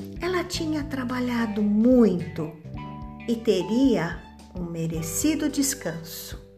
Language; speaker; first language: Portuguese; native; Portuguese